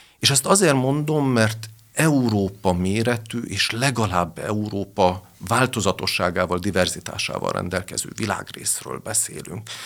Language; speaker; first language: Hungarian; native; Hungarian